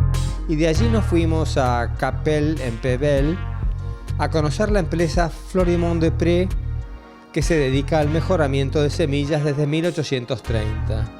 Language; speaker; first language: Spanish; native; Spanish